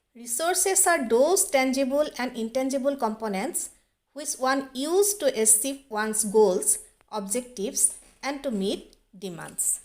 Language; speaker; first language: English; non-native, local second language; Assamese